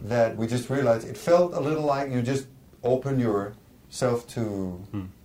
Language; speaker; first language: English; non-native, fluent; Danish